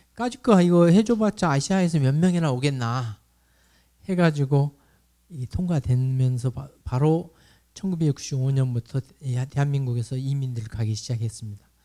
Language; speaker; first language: Korean; native; Korean